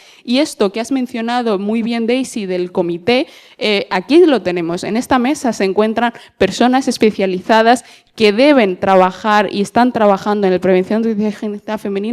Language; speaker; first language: Spanish; native; Spanish